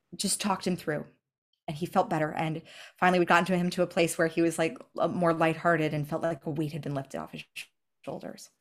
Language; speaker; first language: English; native; English